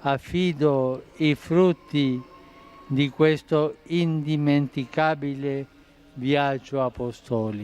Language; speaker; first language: Italian; non-native, fluent; Spanish